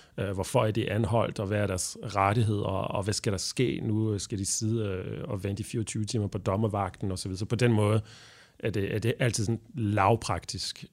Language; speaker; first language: Danish; non-native, fluent; French